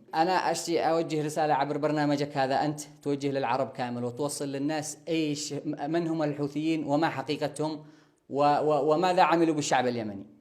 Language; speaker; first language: Arabic; native; Arabic